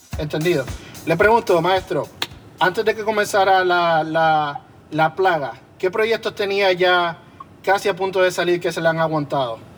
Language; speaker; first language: Spanish; native; Spanish